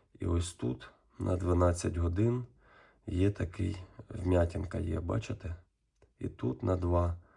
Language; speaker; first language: Ukrainian; native; Ukrainian